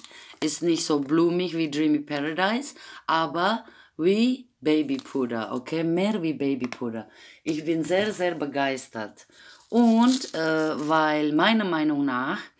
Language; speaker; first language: German; non-native, fluent; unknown